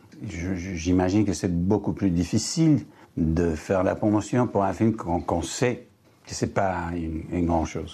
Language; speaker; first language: French; non-native, fluent; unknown